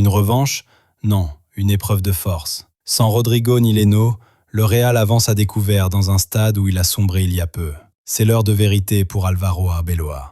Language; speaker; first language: French; native; French